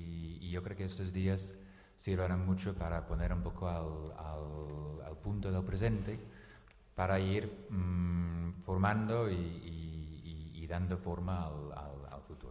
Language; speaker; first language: Spanish; non-native, local second language; Catalan